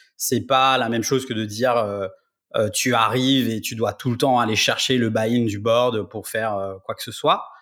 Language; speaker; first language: French; native; French